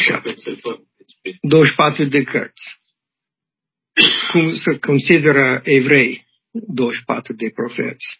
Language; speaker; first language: Romanian; non-native, learner; English